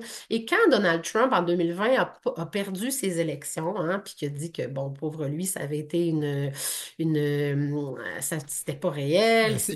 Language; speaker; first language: French; native; French